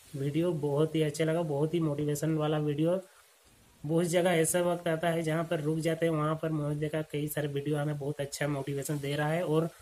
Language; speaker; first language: Hindi; non-native, local second language; Odia